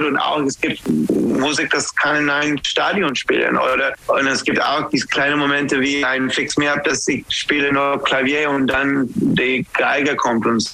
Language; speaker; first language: German; non-native, fluent; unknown